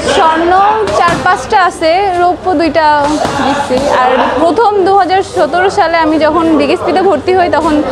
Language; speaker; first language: Bangla; native; Bangla